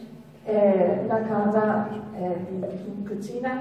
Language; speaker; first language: Italian; non-native, learner; Japanese